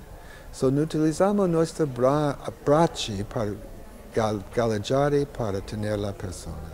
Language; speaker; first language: Italian; non-native, learner; English